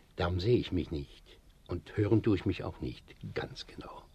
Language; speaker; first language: German; native; German